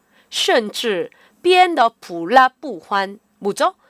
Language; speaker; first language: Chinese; non-native, fluent; Korean